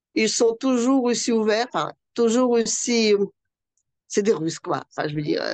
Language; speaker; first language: French; non-native, fluent; Russian